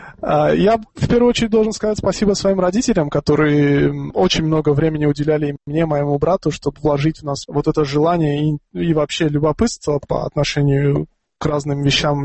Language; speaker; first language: Russian; non-native, local second language; Tajik